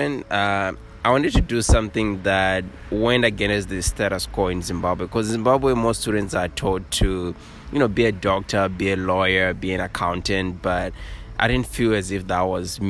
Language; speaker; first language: English; non-native, local second language; Kinyarwanda